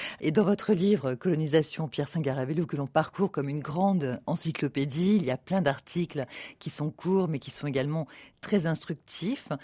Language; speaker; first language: French; native; French